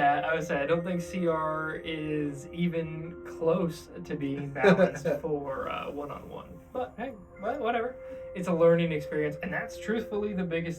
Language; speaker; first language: English; native; English